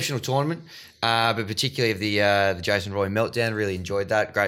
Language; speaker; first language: English; native; English